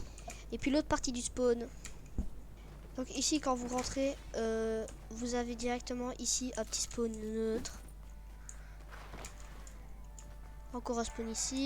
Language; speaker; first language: French; native; French